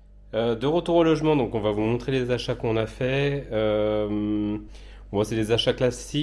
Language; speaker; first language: French; native; French